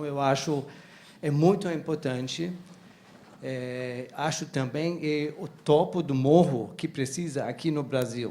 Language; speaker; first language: Portuguese; non-native, learner; German